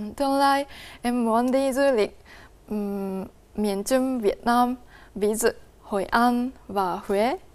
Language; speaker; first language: Vietnamese; non-native, learner; Japanese